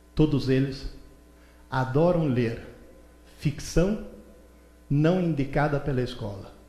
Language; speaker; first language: Portuguese; early bilingual, other home language; Italian